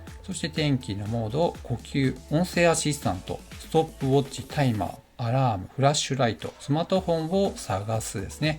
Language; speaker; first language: Japanese; native; Japanese